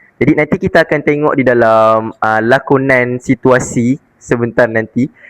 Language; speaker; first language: Malay; native; Malay